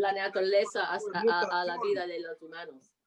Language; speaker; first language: Spanish; non-native, fluent; English